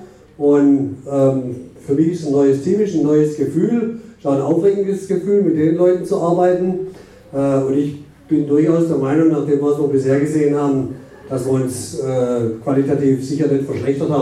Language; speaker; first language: German; native; German